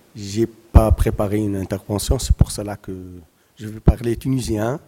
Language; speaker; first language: French; non-native, local second language; Arabic